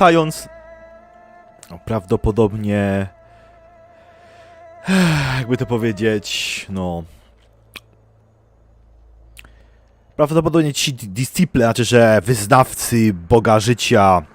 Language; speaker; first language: Polish; native; Polish